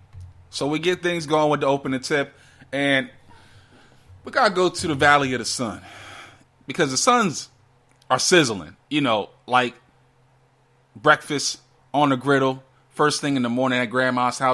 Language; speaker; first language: English; native; English